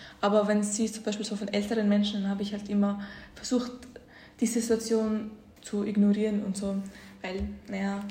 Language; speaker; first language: German; early bilingual, other home language; Arabic